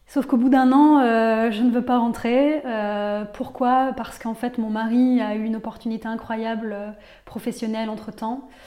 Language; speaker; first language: French; native; French